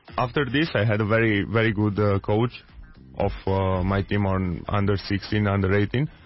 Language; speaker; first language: English; non-native, fluent; Romanian